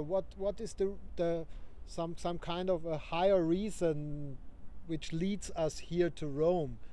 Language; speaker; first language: English; non-native, fluent; German